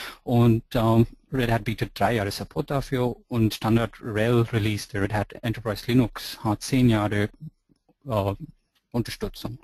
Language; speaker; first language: German; non-native, fluent; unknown